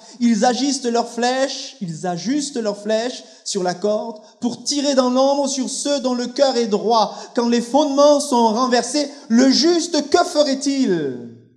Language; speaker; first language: French; native; French